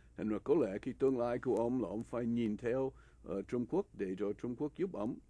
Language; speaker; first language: Vietnamese; non-native, fluent; English